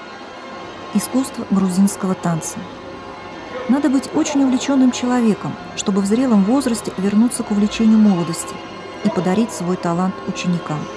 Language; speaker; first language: Russian; native; Russian